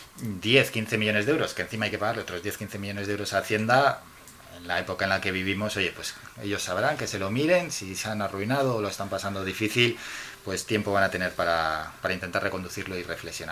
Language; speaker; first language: Spanish; native; Spanish